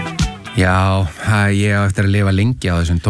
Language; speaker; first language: Icelandic; native; Icelandic